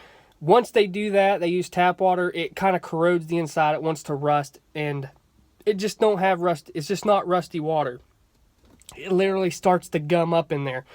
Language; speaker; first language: English; native; English